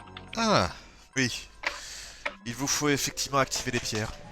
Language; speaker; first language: French; native; French